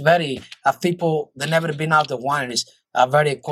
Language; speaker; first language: English; non-native, fluent; Greek